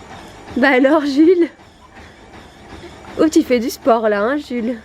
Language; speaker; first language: French; native; French